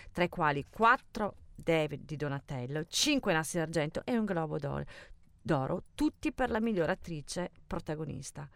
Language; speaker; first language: Italian; native; Italian